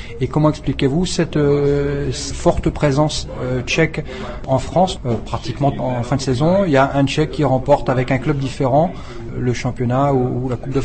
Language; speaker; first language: French; native; French